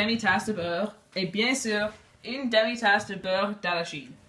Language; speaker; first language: French; non-native, learner; English